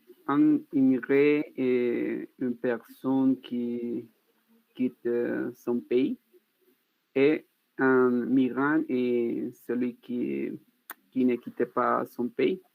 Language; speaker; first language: French; non-native, learner; Spanish